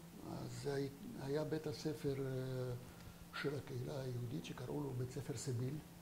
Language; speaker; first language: Hebrew; non-native, fluent; French